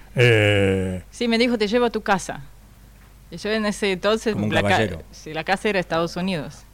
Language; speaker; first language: Spanish; non-native, fluent; Russian